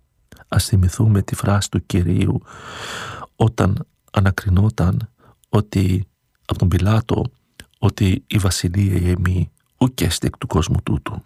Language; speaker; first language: Greek; native; Greek